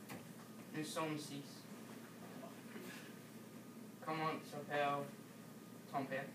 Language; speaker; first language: French; non-native, learner; English